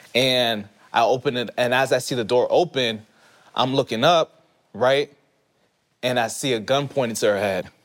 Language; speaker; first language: English; early bilingual, other home language; Haitian Creole